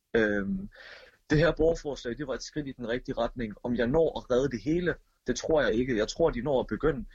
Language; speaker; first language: Danish; early bilingual, other home language; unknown